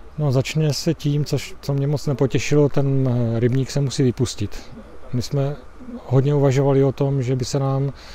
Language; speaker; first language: Czech; native; Czech